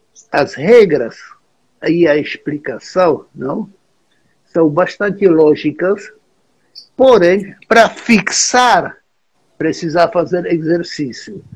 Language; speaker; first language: Portuguese; non-native, fluent; Czech